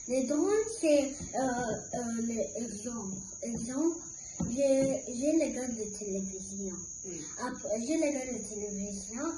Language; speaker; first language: French; early bilingual, other home language; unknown